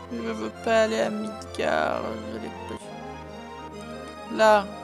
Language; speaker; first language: French; native; French